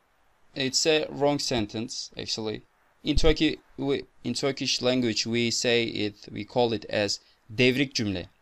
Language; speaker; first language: English; non-native, fluent; Turkish